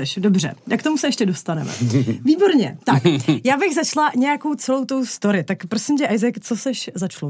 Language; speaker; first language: Czech; native; Czech